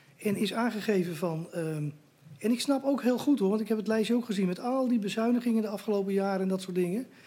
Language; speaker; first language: Dutch; native; Dutch